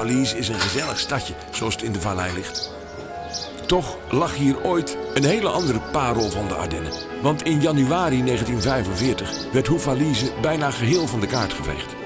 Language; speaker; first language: Dutch; native; Dutch